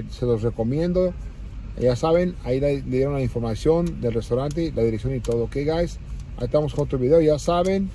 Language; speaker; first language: Spanish; early bilingual, heritage; English